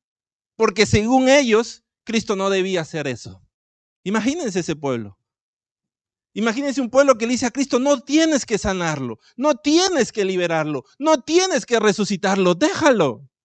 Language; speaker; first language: Spanish; native; Spanish